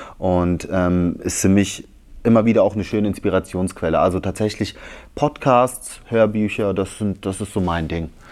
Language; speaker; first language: German; early bilingual, other home language; Italian